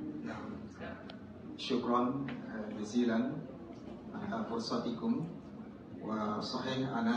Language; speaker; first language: Arabic; non-native, fluent; Indonesian